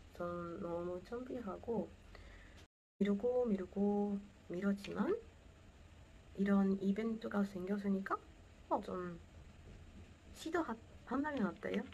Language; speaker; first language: Korean; non-native, learner; Portuguese